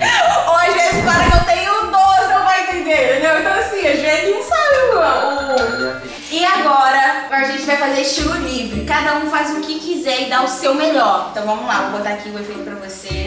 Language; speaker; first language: Portuguese; native; Portuguese